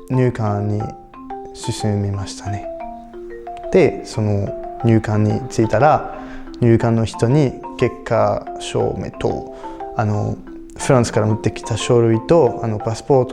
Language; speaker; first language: Japanese; non-native, fluent; French